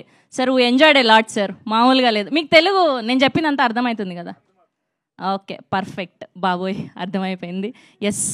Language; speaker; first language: Telugu; native; Telugu